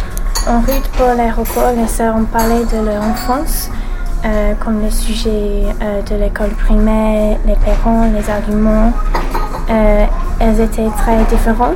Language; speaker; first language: French; non-native, learner; English